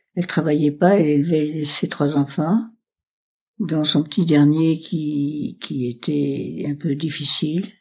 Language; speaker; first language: French; native; French